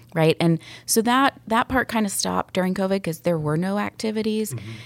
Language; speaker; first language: English; native; English